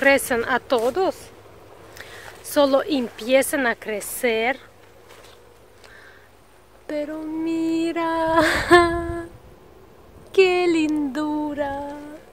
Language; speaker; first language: Spanish; non-native, learner; Russian